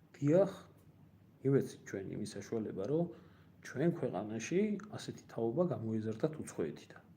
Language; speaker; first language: Georgian; native; Georgian